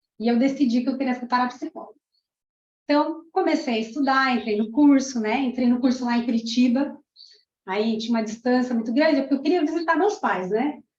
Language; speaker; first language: Portuguese; early bilingual, other home language; Spanish